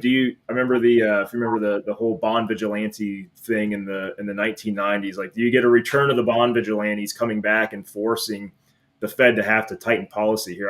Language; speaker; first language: English; native; English